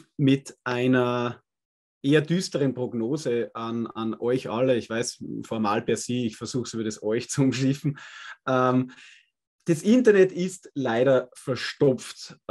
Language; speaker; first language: German; native; German